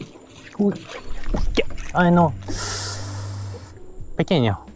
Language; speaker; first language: Spanish; non-native, learner; Japanese